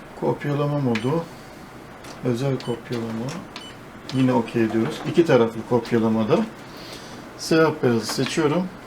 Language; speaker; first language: Turkish; native; Turkish